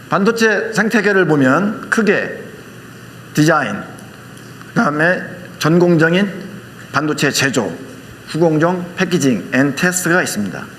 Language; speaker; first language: Korean; native; Korean